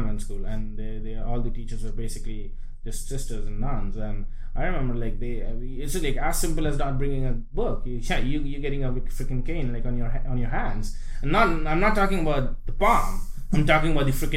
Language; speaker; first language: English; non-native, local second language; Hindi